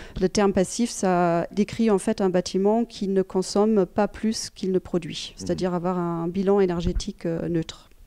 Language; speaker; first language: French; non-native, fluent; German